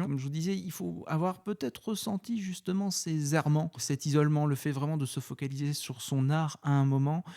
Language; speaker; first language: French; native; French